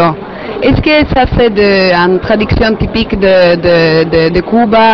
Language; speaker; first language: French; non-native, fluent; Italian